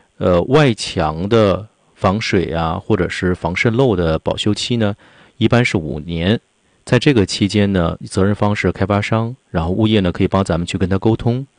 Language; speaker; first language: Chinese; native; Chinese